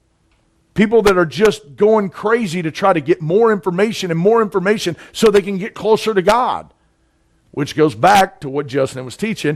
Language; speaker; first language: English; native; English